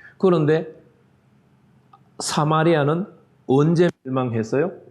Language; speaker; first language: Korean; native; Korean